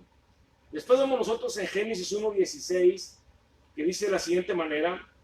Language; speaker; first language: Spanish; native; Spanish